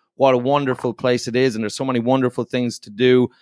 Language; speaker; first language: English; native; English